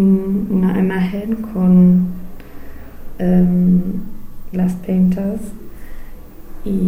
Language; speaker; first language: Spanish; non-native, learner; English